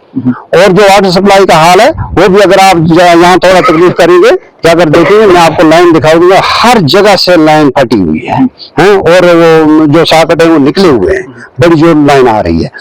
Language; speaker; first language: Urdu; non-native, local second language; Kashmiri